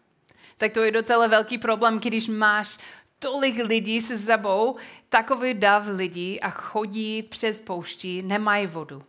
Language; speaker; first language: Czech; non-native, fluent; English